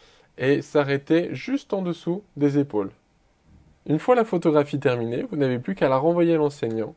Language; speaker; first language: French; native; French